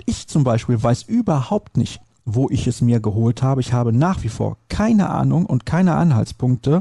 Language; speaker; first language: German; native; German